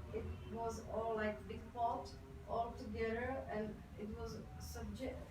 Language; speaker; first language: English; non-native, fluent; Czech